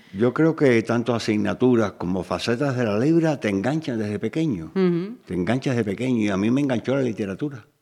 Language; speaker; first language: Spanish; native; Spanish